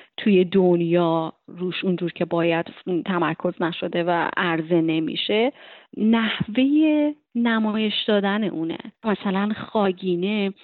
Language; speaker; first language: Persian; native; Persian